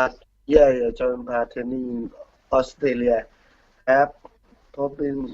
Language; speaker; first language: English; non-native, learner; Thai